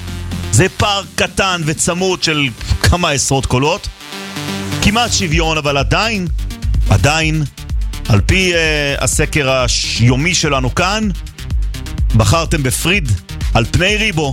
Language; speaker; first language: Hebrew; native; Hebrew